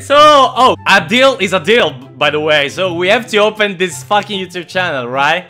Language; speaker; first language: English; non-native, fluent; Italian